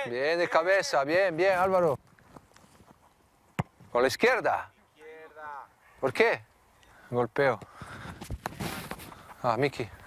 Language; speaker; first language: Spanish; non-native, fluent; French